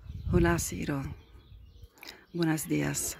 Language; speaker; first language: Spanish; non-native, learner; Italian